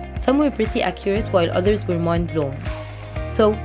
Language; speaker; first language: English; non-native, fluent; Arabic